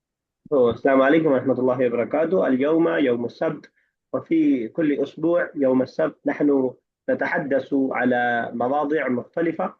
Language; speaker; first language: Arabic; non-native, learner; Urdu